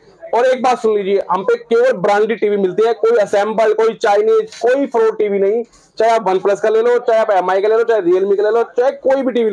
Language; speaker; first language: Hindi; native; Hindi